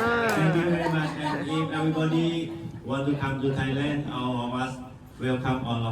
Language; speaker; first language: English; non-native, learner; Thai